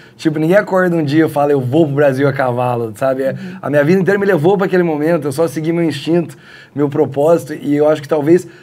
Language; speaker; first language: Portuguese; early bilingual, heritage; Portuguese